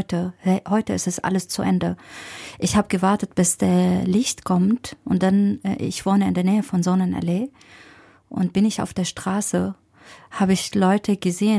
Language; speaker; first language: German; non-native, fluent; Arabic